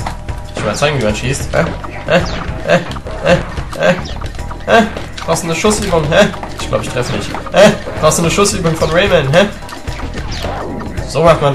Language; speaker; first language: German; native; German